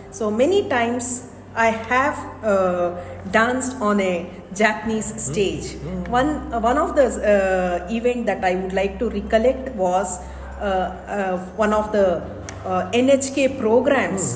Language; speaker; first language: English; non-native, local second language; Kannada